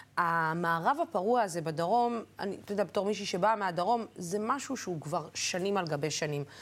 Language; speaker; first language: Hebrew; non-native, local second language; Arabic